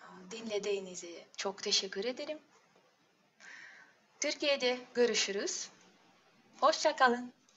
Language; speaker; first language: Turkish; non-native, learner; Russian